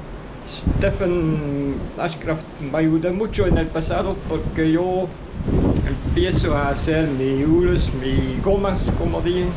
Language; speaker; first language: Spanish; non-native, fluent; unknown